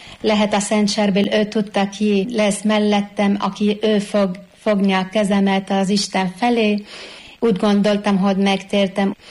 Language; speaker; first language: Hungarian; non-native, fluent; Arabic